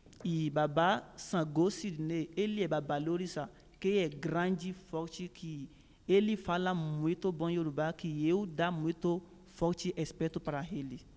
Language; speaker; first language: Portuguese; non-native, learner; Yoruba